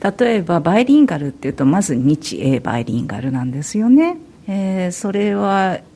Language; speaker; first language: Japanese; early bilingual, heritage; Japanese